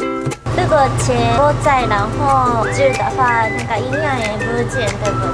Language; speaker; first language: Chinese; non-native, learner; Japanese